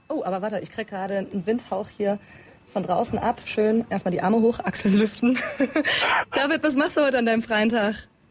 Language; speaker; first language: German; native; German